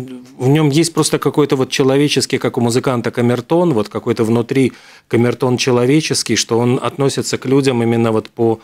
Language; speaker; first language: Russian; native; Russian